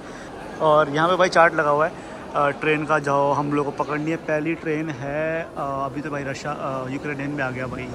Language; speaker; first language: Hindi; native; Hindi